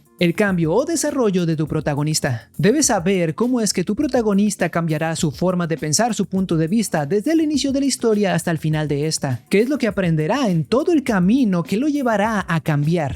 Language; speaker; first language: Spanish; native; Spanish